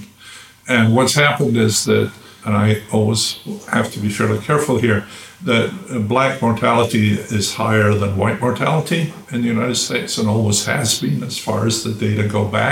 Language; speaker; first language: English; native; English